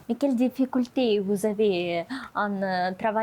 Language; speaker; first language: French; non-native, learner; Russian